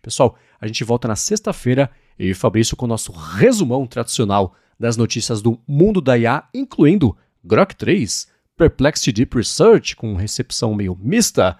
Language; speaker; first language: Portuguese; native; Portuguese